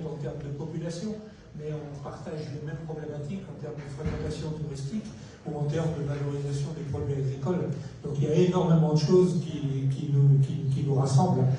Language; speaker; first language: French; native; French